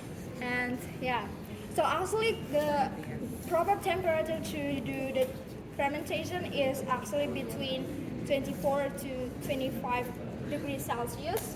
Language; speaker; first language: English; non-native, learner; Indonesian